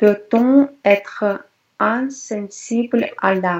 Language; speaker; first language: French; non-native, learner; Russian